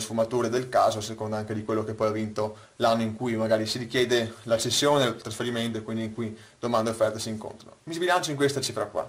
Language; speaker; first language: Italian; native; Italian